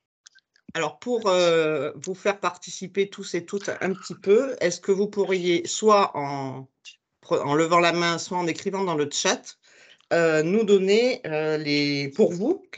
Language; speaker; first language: French; native; French